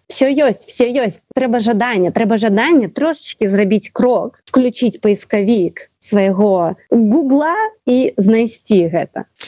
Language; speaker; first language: Belarusian; non-native, local second language; Russian